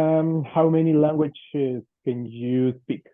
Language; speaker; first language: English; non-native, fluent; Spanish